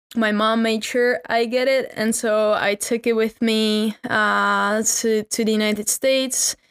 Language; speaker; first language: English; non-native, fluent; Czech